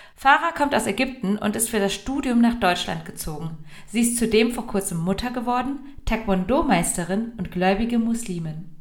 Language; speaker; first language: German; native; German